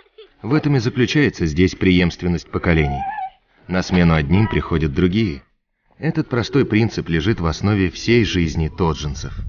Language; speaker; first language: Russian; native; Russian